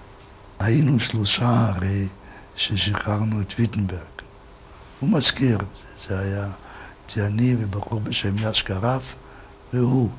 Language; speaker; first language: Hebrew; non-native, fluent; Yiddish